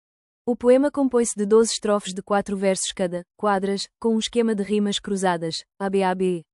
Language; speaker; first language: Portuguese; native; Portuguese